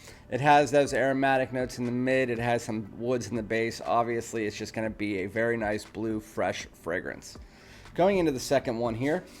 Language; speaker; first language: English; native; English